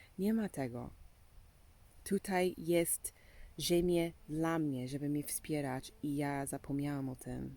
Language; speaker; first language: Polish; non-native, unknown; English